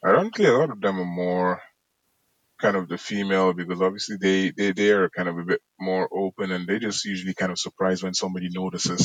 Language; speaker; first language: English; native; English